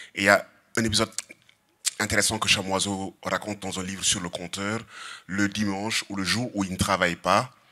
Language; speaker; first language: French; non-native, local second language; Serer